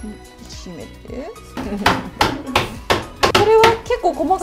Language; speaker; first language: Japanese; native; Japanese